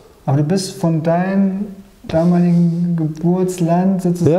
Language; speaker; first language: German; native; German